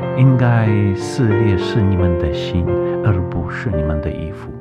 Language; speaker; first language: Chinese; non-native, fluent; Ukrainian